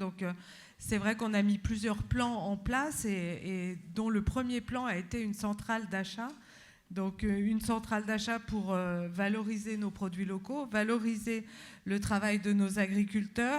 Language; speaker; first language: French; native; French